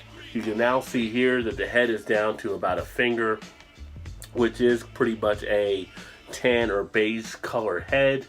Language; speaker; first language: English; native; English